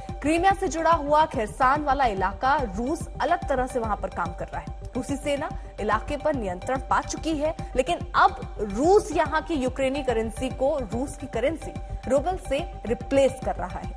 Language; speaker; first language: Hindi; native; Hindi